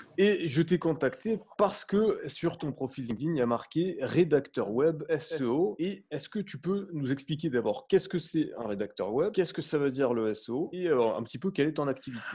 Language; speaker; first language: French; native; French